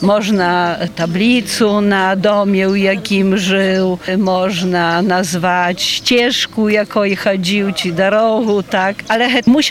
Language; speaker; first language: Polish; non-native, local second language; Belarusian